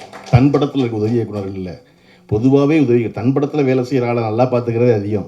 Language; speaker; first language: Tamil; native; Tamil